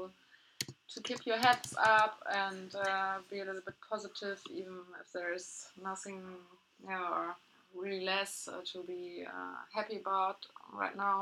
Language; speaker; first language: English; non-native, fluent; German